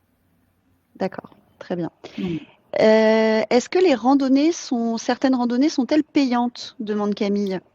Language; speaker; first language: French; native; French